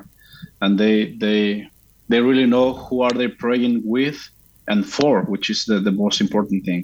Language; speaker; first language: English; non-native, fluent; Spanish